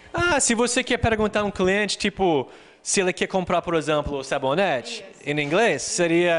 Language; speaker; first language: Portuguese; non-native, fluent; English